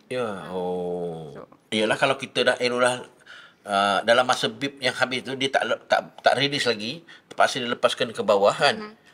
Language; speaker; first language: Malay; native; Malay